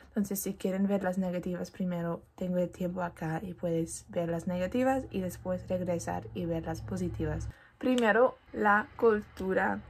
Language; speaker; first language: Spanish; non-native, fluent; English